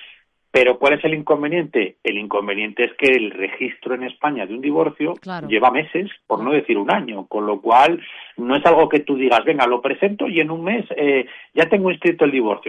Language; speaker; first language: Spanish; native; Spanish